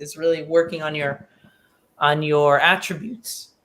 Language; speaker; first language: English; native; English